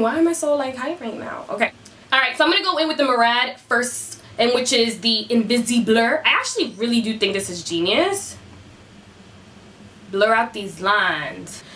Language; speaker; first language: English; early bilingual, other home language; Spanish